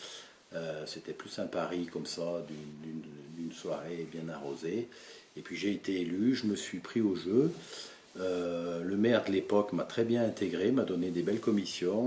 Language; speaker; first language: French; native; French